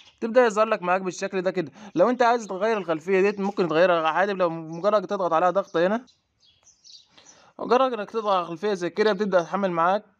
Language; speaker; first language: Arabic; native; Arabic